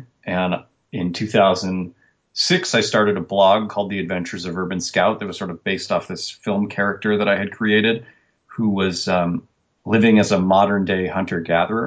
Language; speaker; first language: English; native; English